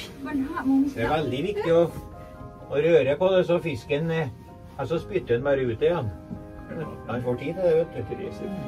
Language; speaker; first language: Norwegian; native; Norwegian